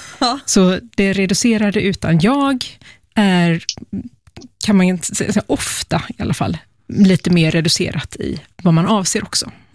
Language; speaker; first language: Swedish; native; Swedish